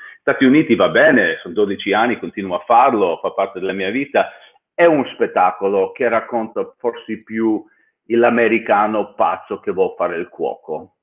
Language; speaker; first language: Italian; early bilingual, heritage; English